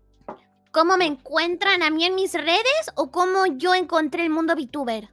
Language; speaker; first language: Spanish; native; Spanish